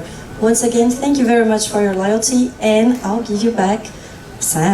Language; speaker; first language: English; non-native, fluent; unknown